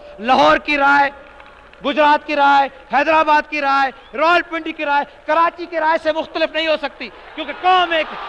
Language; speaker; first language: Urdu; non-native, local second language; Sindhi